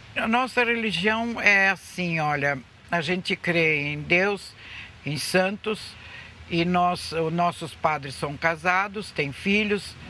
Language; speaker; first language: Portuguese; early bilingual, other home language; Russian